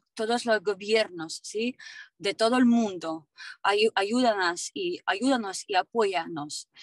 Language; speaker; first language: Spanish; non-native, learner; Ukrainian